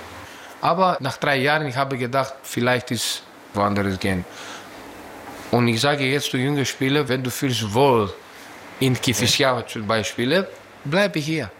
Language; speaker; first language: German; non-native, fluent; Greek